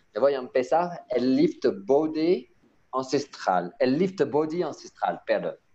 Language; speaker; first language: Spanish; non-native, learner; French